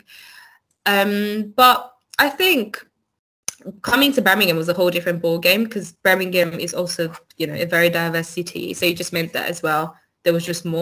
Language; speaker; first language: English; non-native, local second language; Yoruba